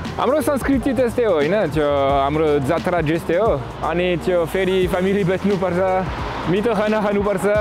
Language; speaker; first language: Nepali; non-native, fluent; French